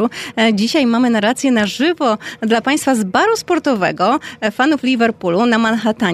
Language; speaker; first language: Polish; native; Polish